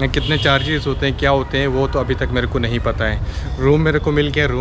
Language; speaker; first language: Hindi; native; Hindi